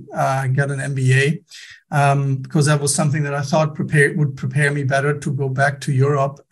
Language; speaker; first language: English; non-native, fluent; German